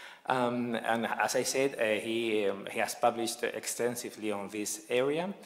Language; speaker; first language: English; non-native, fluent; Spanish